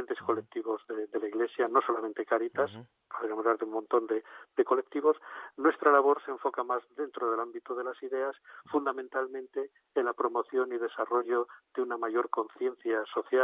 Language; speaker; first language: Spanish; native; Spanish